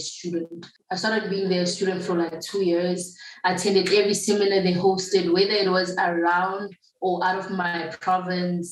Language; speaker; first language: English; non-native, local second language; Zulu